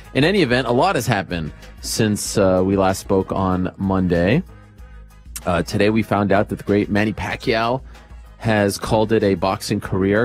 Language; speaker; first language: English; native; English